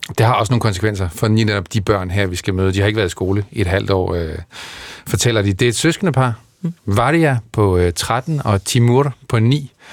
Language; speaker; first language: Danish; native; Danish